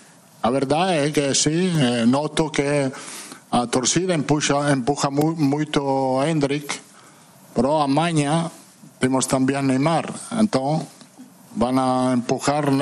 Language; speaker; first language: Portuguese; non-native, fluent; Italian